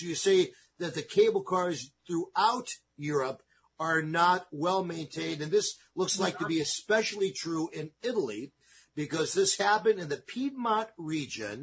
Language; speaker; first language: English; native; English